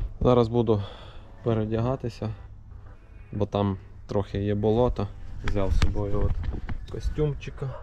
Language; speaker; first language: Ukrainian; native; Ukrainian